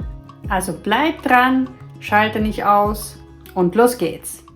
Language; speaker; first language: German; non-native, fluent; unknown